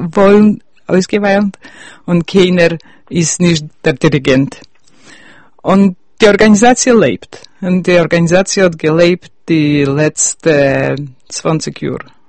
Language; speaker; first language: German; early bilingual, heritage; Yiddish